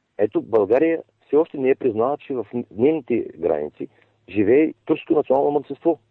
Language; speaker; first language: Bulgarian; non-native, local second language; Turkish